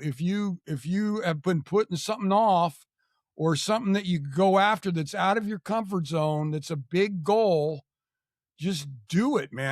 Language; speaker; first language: English; native; English